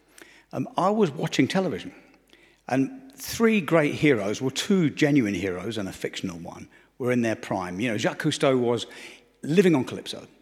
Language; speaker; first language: English; native; English